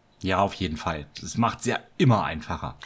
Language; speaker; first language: German; native; German